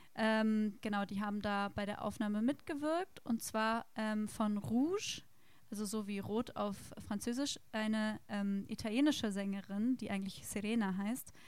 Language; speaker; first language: German; native; German